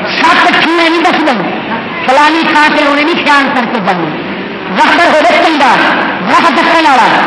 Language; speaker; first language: Urdu; non-native, local second language; Saraiki